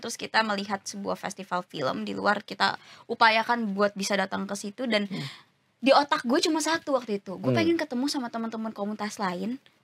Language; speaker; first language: Indonesian; native; Indonesian